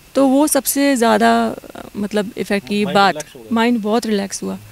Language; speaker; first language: Hindi; native; Hindi